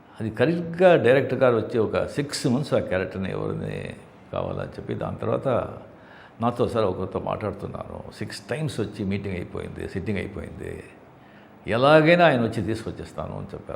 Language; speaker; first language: Telugu; non-native, fluent; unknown